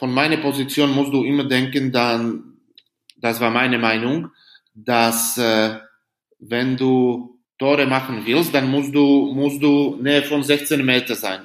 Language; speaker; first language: German; non-native, learner; Slovak